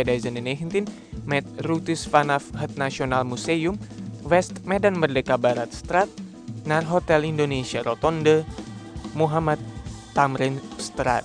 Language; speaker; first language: Dutch; non-native, fluent; Indonesian